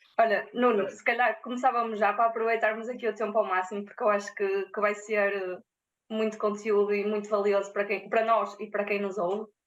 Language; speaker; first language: Portuguese; native; Portuguese